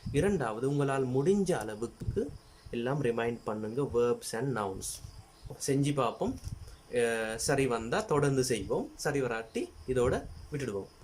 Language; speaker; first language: Tamil; non-native, local second language; Sinhala